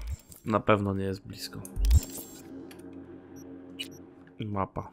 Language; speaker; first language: Polish; native; Polish